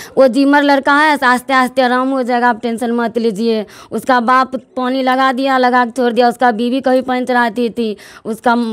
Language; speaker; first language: Hindi; native; Hindi